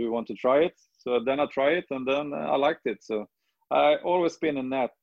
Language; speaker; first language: English; non-native, fluent; Swedish